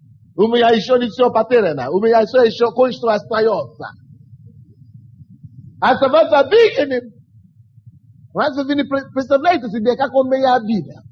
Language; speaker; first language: Russian; non-native, fluent; Yoruba